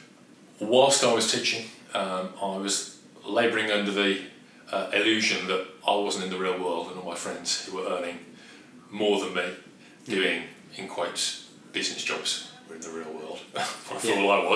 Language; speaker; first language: English; native; English